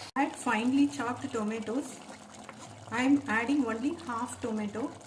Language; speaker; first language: English; non-native, local second language; Tamil